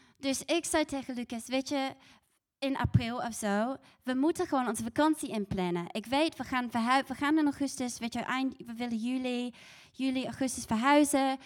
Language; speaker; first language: Dutch; non-native, fluent; English